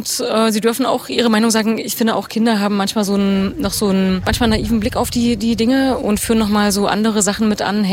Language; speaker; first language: German; native; German